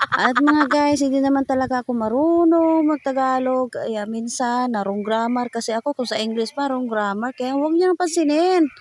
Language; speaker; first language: Filipino; non-native, local second language; Cebuano